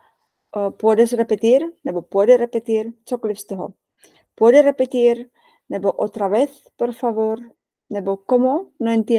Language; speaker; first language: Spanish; non-native, fluent; Czech